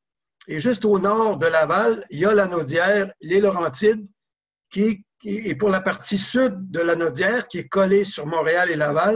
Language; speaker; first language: French; native; French